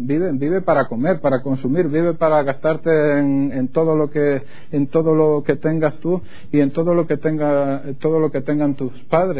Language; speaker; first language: Spanish; native; Spanish